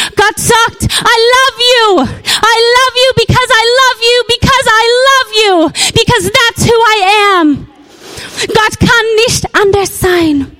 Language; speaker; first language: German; non-native, fluent; English